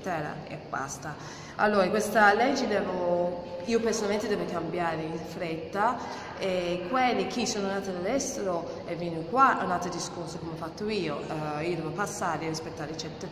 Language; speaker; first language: Italian; non-native, fluent; English